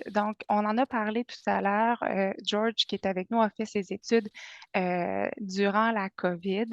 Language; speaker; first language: French; native; French